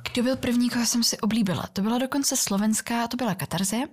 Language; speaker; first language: Czech; early bilingual, other home language; Russian